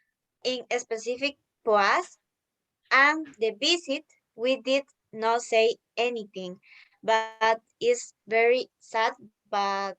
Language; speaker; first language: English; non-native, learner; Spanish